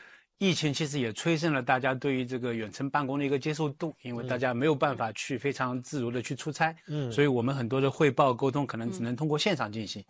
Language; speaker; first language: Chinese; native; Chinese